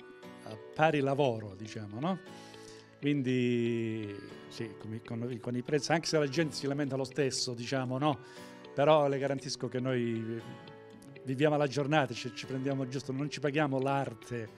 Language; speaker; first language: Italian; native; Italian